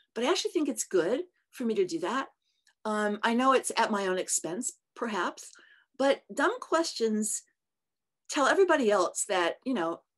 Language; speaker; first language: English; native; English